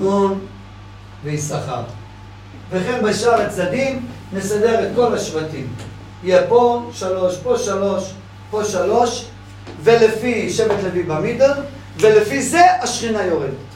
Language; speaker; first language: Hebrew; non-native, fluent; English